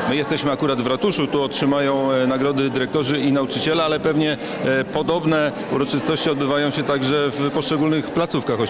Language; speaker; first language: Polish; native; Polish